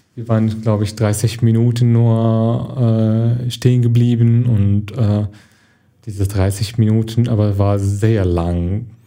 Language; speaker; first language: German; non-native, fluent; Arabic